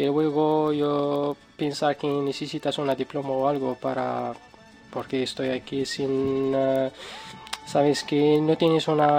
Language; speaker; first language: Spanish; non-native, learner; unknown